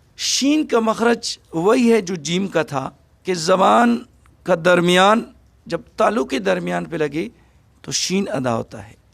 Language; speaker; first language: Urdu; non-native, local second language; Pashto